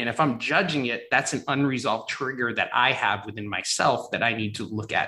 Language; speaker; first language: English; native; English